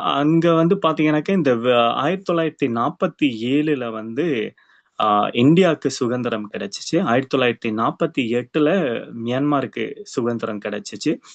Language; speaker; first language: Tamil; early bilingual, heritage; Tamil